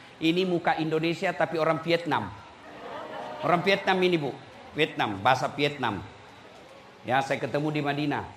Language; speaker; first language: Indonesian; non-native, local second language; Buginese